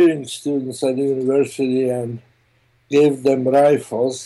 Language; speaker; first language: English; non-native, fluent; German